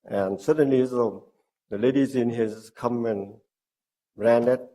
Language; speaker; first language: English; non-native, learner; Vietnamese